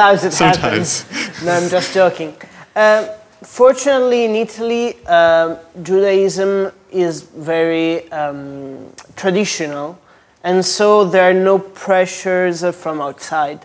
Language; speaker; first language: English; non-native, fluent; Italian